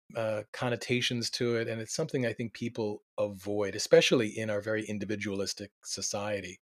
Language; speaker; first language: English; native; English